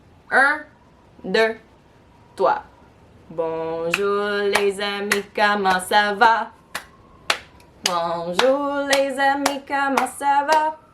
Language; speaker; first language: French; non-native, local second language; English